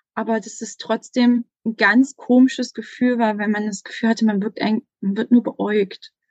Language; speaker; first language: German; native; German